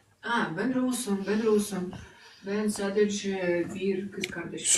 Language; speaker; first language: Turkish; non-native, learner; Russian